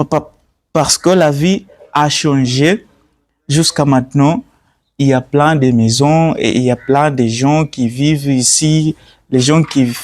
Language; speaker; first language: French; non-native, learner; Swahili